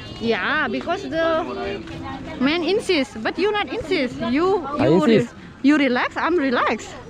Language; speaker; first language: English; non-native, learner; Balinese